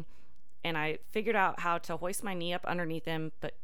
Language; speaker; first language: English; native; English